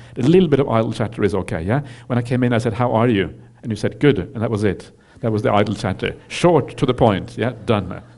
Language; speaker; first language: English; non-native, fluent; Norwegian